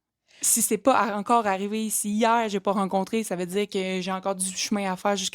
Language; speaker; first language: French; native; French